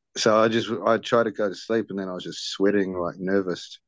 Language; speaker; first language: English; native; English